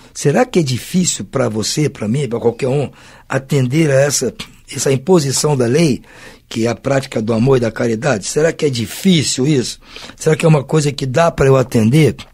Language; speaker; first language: Portuguese; native; Portuguese